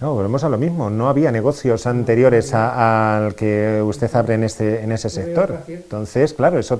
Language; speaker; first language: Spanish; native; Spanish